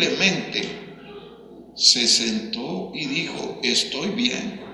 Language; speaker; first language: Spanish; native; Spanish